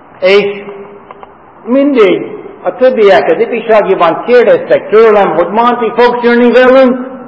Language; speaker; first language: Hungarian; non-native, fluent; English